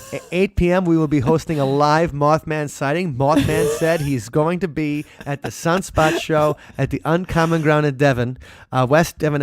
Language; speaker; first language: English; native; English